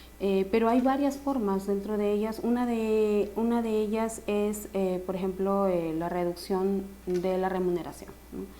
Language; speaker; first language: Spanish; native; Spanish